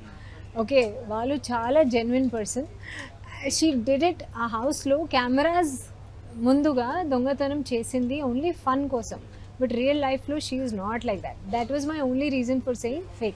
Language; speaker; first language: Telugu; non-native, learner; Hindi